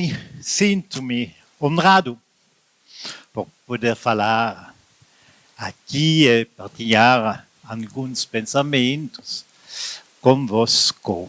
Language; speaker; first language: Portuguese; non-native, learner; French